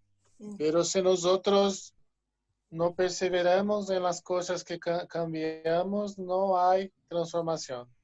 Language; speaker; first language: Spanish; non-native, fluent; Portuguese